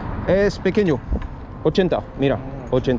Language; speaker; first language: Spanish; non-native, learner; French